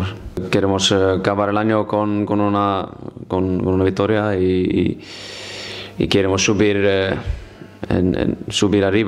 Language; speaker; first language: Spanish; non-native, fluent; Icelandic